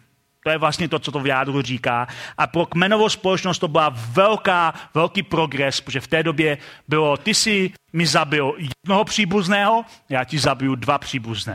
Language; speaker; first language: Czech; native; Czech